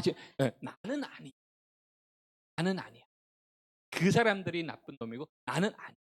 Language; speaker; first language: Korean; non-native, local second language; Chinese